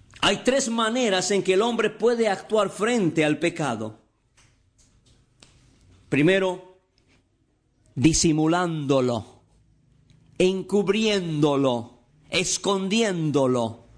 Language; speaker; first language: Spanish; native; Spanish